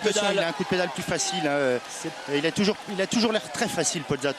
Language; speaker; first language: French; native; French